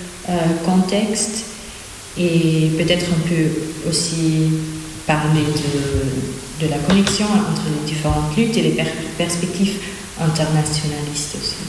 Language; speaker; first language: French; non-native, learner; German